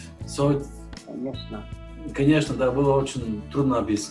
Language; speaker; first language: Russian; non-native, learner; Bulgarian